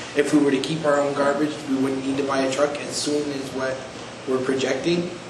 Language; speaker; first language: English; native; English